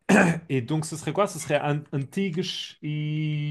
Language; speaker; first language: French; native; French